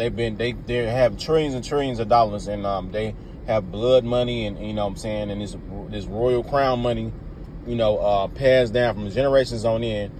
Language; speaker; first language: English; native; English